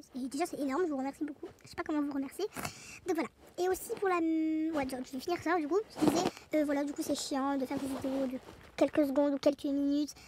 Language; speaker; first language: French; native; French